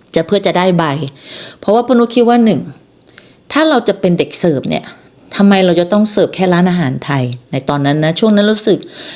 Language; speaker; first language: Thai; native; Thai